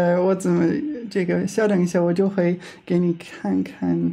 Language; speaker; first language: Chinese; non-native, fluent; English